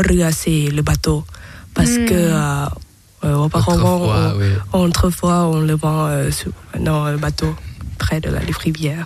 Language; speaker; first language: French; non-native, learner; Thai